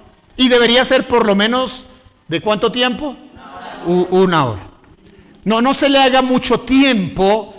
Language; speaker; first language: Spanish; native; Spanish